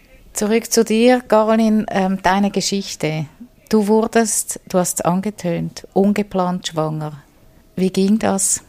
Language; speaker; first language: German; native; German